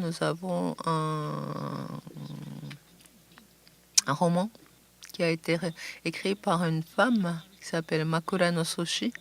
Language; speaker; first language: French; non-native, fluent; Japanese